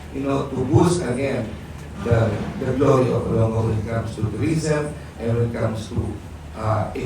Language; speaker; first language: English; non-native, local second language; Filipino